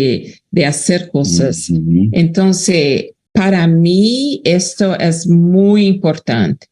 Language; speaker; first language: Spanish; non-native, fluent; Portuguese